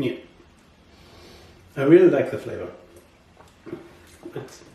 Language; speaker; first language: English; non-native, learner; German